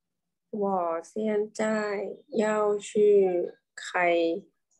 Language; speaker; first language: Chinese; non-native, learner; Thai